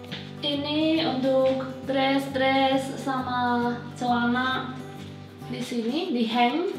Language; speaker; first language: Indonesian; non-native, fluent; Spanish